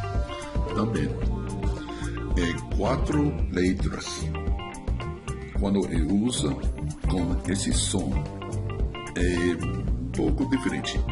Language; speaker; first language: Portuguese; non-native, learner; English